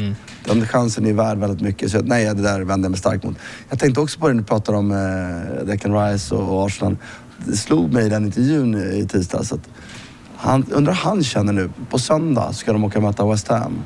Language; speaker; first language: Swedish; native; Swedish